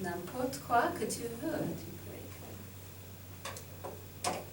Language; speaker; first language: French; non-native, fluent; English